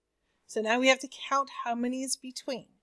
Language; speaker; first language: English; native; English